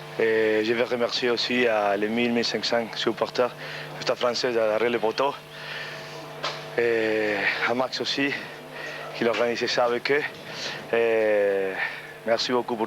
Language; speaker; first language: French; non-native, fluent; Spanish